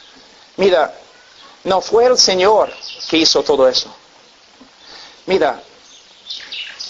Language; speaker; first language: Spanish; non-native, fluent; English